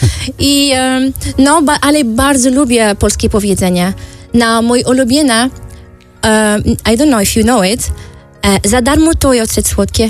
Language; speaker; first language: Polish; non-native, learner; Arabic